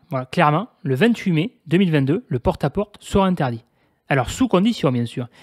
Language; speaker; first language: French; native; French